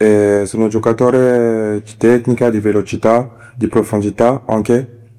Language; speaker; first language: Italian; non-native, fluent; French